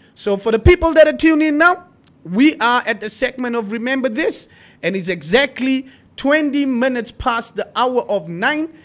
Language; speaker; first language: English; non-native, local second language; Afrikaans